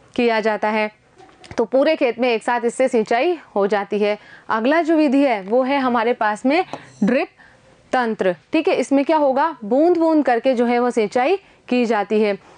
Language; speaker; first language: Hindi; native; Hindi